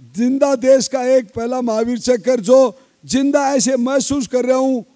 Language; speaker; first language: Hindi; native; Hindi